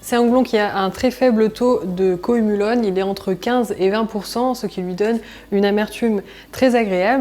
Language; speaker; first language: French; native; French